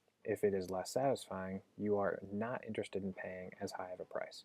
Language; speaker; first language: English; native; English